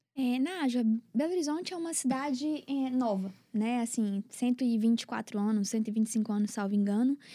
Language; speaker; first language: Portuguese; native; Portuguese